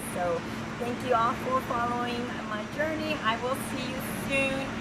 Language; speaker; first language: English; native; English